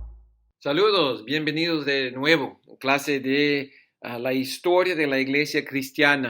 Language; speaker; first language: Spanish; non-native, fluent; English